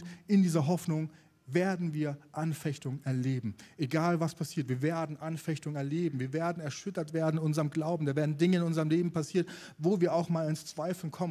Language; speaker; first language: German; native; German